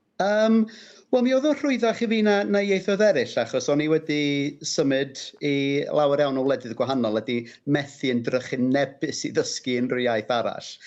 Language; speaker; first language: Welsh; non-native, local second language; English